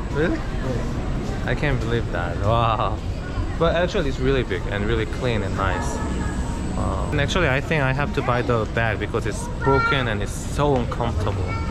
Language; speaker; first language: English; non-native, fluent; Korean